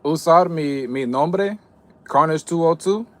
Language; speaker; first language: Spanish; non-native, learner; English